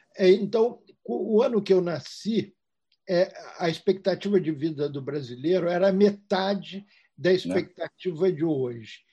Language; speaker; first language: Portuguese; native; Portuguese